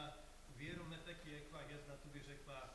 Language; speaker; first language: Icelandic; non-native, learner; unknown